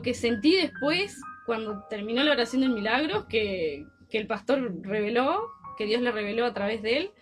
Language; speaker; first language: Spanish; native; Spanish